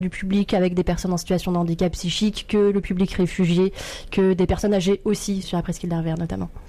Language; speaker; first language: French; native; French